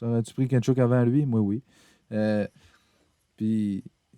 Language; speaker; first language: French; native; French